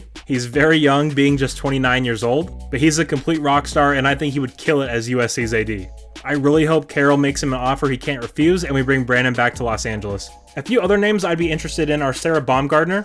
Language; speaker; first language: English; native; English